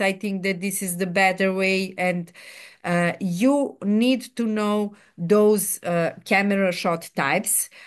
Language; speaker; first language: English; non-native, fluent; Serbian